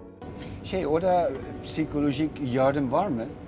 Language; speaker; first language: Turkish; non-native, fluent; Dutch